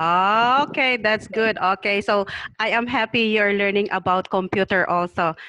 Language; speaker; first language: English; non-native, learner; Thai